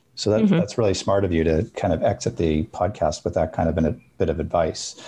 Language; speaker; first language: English; native; English